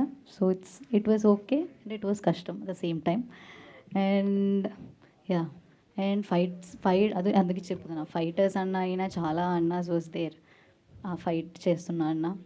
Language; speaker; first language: Telugu; non-native, learner; Malayalam